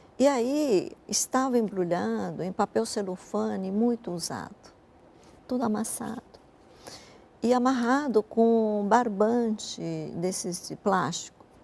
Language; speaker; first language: Portuguese; early bilingual, other home language; Japanese